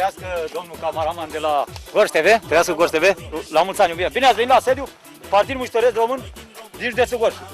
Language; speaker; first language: Romanian; native; Romanian